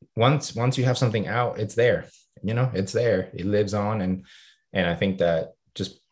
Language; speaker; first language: English; non-native, fluent; Spanish